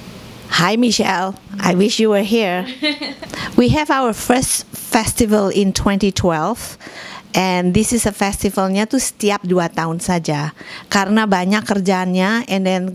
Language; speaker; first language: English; non-native, fluent; Indonesian